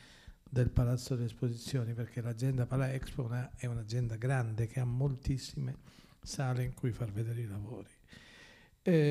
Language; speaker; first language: Italian; native; Italian